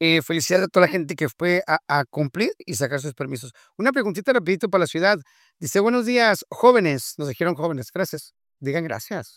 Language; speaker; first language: Spanish; native; Spanish